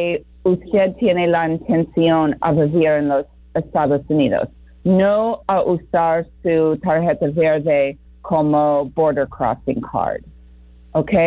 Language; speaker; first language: Spanish; non-native, fluent; English